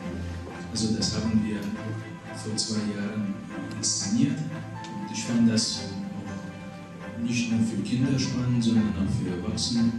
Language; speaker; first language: German; non-native, fluent; Russian